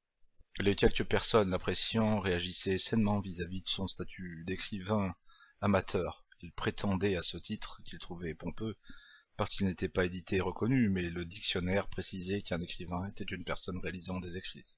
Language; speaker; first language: French; native; French